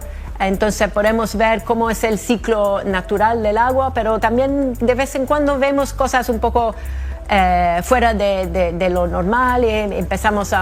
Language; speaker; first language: Spanish; non-native, fluent; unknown